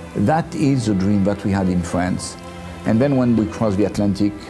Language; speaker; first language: English; non-native, fluent; French